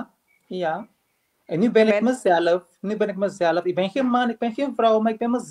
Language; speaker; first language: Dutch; non-native, local second language; Papiamento